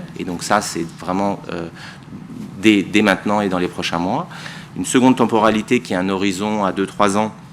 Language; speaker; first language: French; native; French